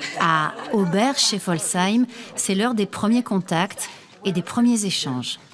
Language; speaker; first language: French; native; French